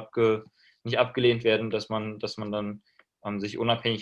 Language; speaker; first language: German; native; German